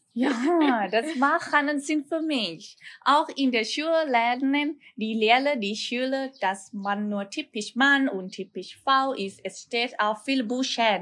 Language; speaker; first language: German; non-native, learner; Thai